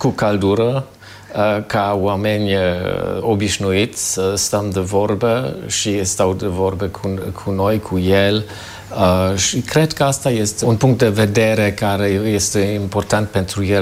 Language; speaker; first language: Romanian; non-native, fluent; German